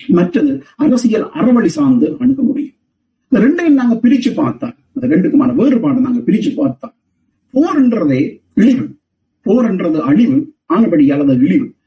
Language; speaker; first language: Tamil; native; Tamil